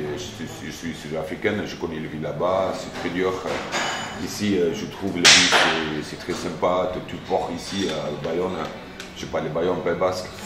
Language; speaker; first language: French; non-native, fluent; Afrikaans